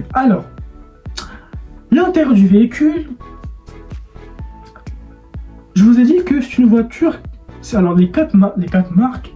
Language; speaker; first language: French; native; French